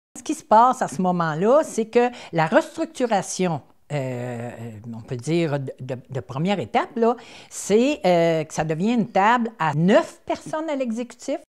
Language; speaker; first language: French; native; French